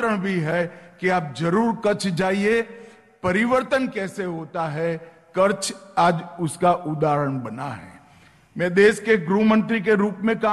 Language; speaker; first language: Hindi; non-native, local second language; Gujarati